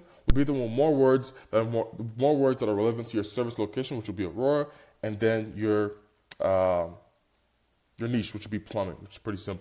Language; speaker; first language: English; native; English